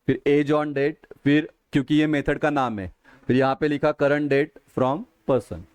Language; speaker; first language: Hindi; non-native, local second language; Marathi